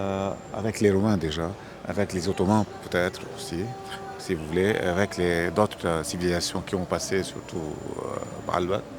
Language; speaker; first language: French; non-native, local second language; Arabic